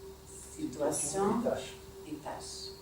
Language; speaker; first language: French; non-native, fluent; Portuguese